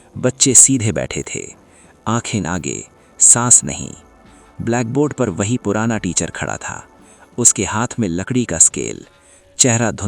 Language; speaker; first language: Hindi; native; Hindi